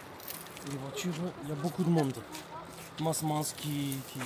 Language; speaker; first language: French; native; French